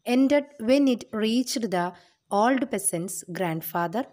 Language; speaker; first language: English; non-native, local second language; Malayalam